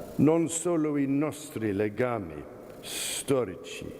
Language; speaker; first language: Italian; non-native, learner; English